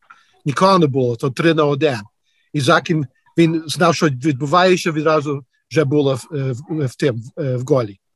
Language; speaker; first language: Ukrainian; early bilingual, heritage; Ukrainian